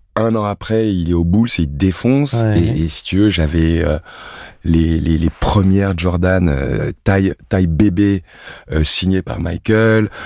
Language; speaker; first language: French; native; French